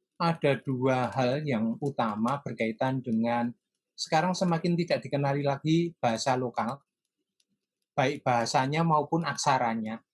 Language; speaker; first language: Indonesian; non-native, local second language; Javanese